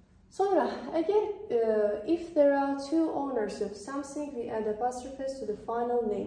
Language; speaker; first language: English; non-native, fluent; Azerbaijani